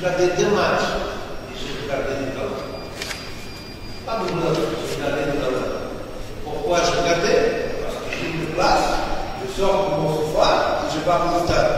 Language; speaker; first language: French; non-native, learner; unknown